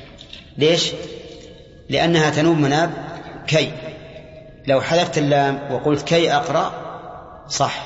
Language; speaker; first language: Arabic; native; Arabic